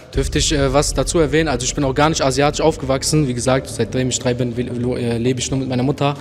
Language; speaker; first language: German; native; German